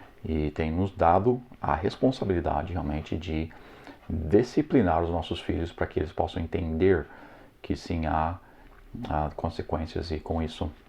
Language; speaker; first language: Portuguese; non-native, fluent; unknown